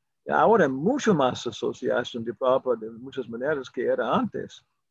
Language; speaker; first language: Spanish; non-native, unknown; English